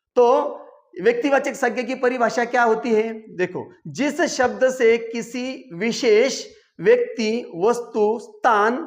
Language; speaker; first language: Hindi; non-native, local second language; Marathi